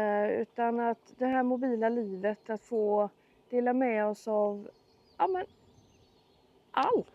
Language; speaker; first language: Swedish; native; Swedish